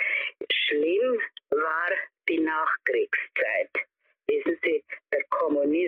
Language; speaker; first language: German; early bilingual, heritage; German